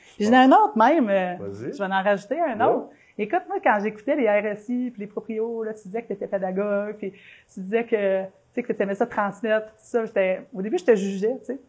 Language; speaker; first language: French; native; French